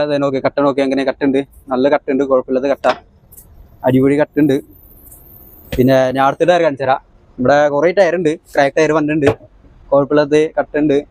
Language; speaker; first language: Malayalam; non-native, local second language; Hindi